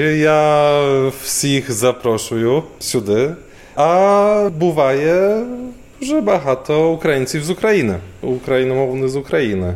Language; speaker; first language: Ukrainian; non-native, fluent; Polish